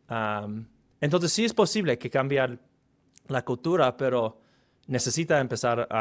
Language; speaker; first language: Spanish; non-native, fluent; English